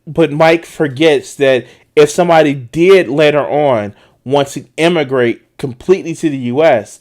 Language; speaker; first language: English; native; English